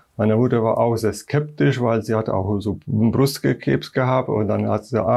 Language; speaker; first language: German; non-native, fluent; Polish